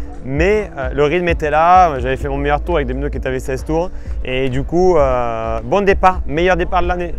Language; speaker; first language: French; native; French